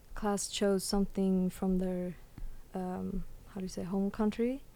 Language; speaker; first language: English; early bilingual, other home language; Swedish